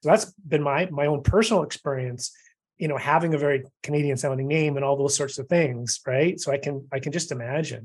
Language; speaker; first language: English; native; English